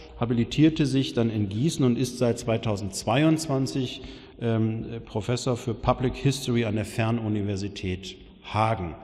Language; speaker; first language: German; native; German